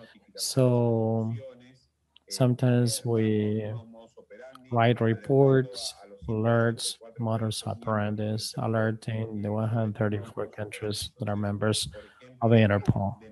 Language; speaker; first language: English; non-native, fluent; Spanish